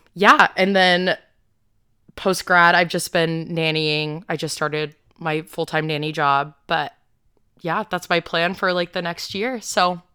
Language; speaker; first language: English; native; English